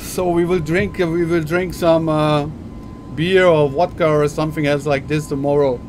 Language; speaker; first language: English; non-native, learner; German